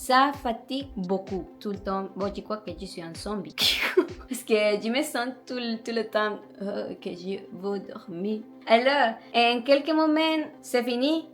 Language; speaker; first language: French; non-native, learner; Spanish